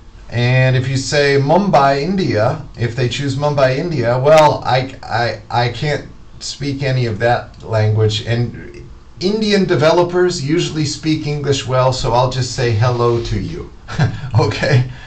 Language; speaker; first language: English; native; English